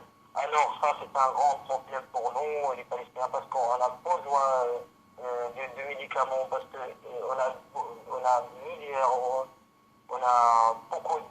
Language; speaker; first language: French; non-native, fluent; Arabic